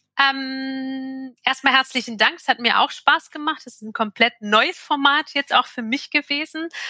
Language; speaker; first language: German; early bilingual, other home language; Turkish